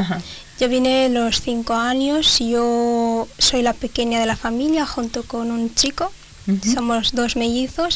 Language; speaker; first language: Spanish; early bilingual, other home language; Arabic